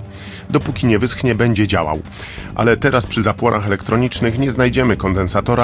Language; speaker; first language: Polish; native; Polish